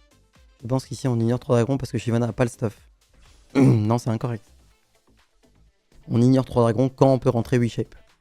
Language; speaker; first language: French; native; French